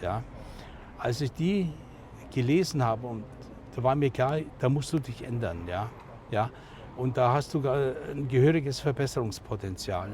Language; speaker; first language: German; native; German